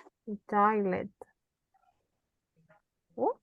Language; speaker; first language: English; non-native, learner; Spanish